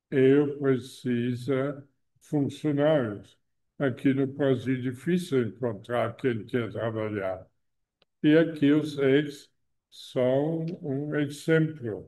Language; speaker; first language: Portuguese; non-native, fluent; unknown